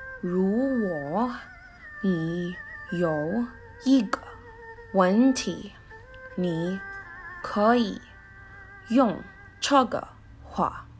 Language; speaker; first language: Chinese; non-native, learner; Spanish